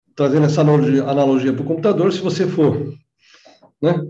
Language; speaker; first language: Portuguese; native; Portuguese